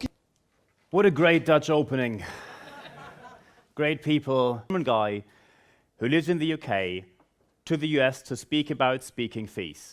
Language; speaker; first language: English; non-native, fluent; German